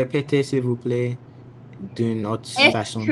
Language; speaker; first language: French; non-native, learner; English